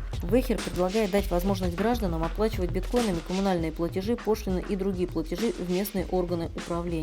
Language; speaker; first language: Russian; native; Russian